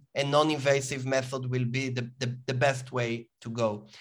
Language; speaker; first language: English; non-native, fluent; Hebrew